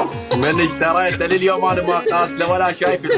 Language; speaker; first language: Arabic; native; Arabic